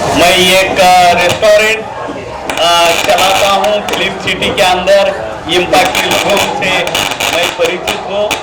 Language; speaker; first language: Hindi; non-native, local second language; Marathi